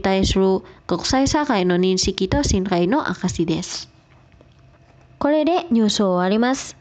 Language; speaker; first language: Japanese; non-native, fluent; Indonesian